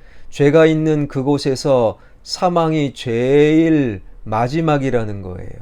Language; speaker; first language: Korean; native; Korean